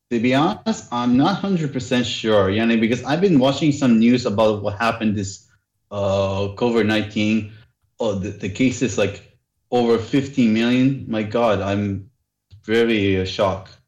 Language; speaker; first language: English; non-native, learner; Arabic